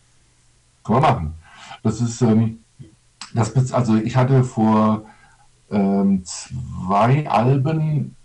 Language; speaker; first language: German; native; German